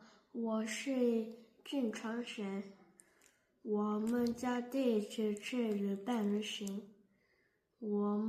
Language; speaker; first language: Chinese; non-native, learner; Korean